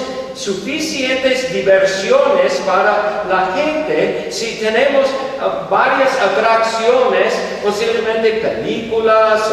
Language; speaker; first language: Spanish; non-native, fluent; English